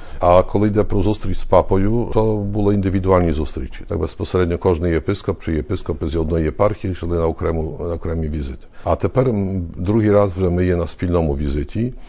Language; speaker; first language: Ukrainian; early bilingual, heritage; Ukrainian